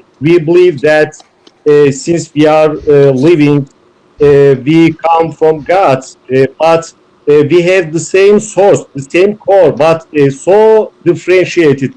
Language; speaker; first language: English; non-native, fluent; Turkish